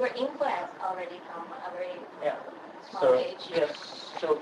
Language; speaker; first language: English; non-native, fluent; Swedish